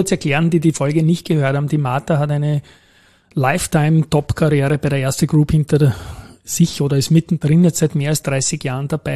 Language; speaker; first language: German; native; German